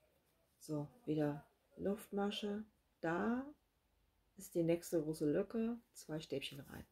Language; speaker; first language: German; native; German